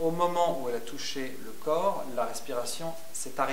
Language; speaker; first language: French; native; French